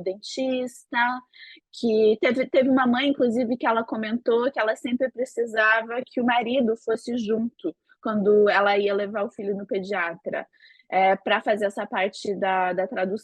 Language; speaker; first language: Portuguese; native; Portuguese